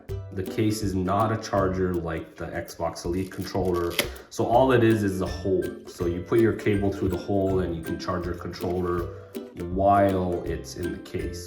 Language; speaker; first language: English; native; English